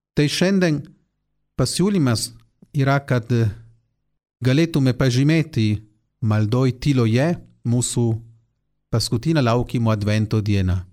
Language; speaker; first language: Lithuanian; non-native, fluent; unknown